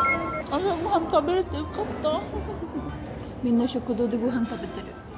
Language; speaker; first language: Japanese; native; Japanese